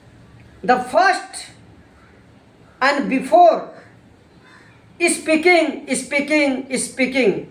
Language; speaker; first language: English; non-native, learner; Hindi